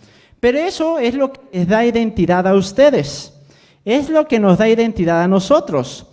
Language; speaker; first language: Spanish; native; Spanish